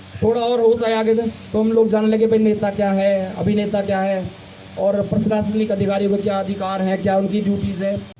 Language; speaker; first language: Hindi; native; Hindi